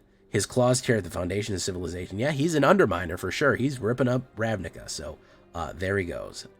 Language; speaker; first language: English; native; English